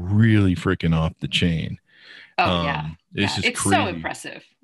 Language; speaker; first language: English; native; English